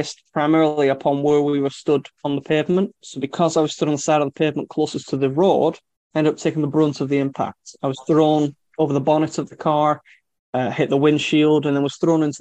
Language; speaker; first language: English; native; English